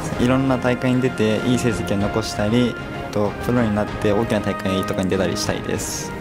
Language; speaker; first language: Japanese; native; Japanese